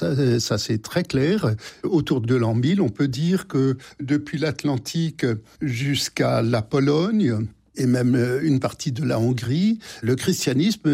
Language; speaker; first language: French; native; French